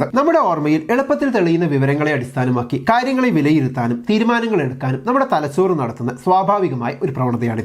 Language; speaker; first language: Malayalam; native; Malayalam